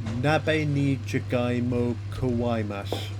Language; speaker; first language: Japanese; non-native, learner; English